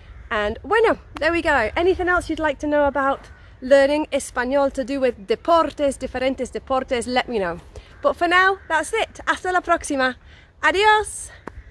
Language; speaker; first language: English; native; English